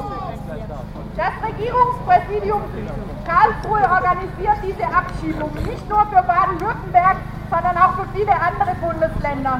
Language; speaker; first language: German; native; German